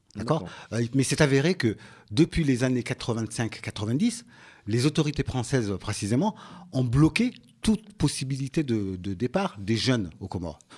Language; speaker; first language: French; early bilingual, other home language; Ngazidja Comorian